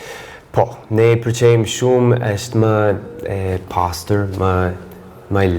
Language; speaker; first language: Albanian; non-native, fluent; English